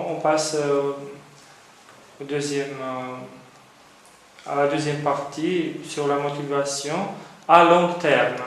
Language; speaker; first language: French; non-native, fluent; Romanian